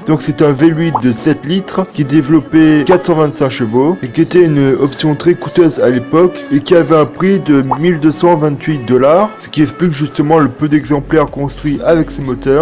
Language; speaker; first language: French; native; French